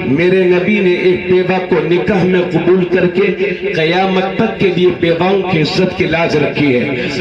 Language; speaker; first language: Urdu; native; Urdu